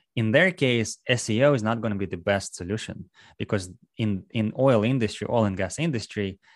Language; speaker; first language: English; non-native, fluent; Russian